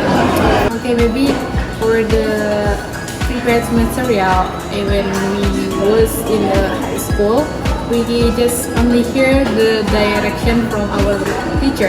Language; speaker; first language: English; non-native, learner; Indonesian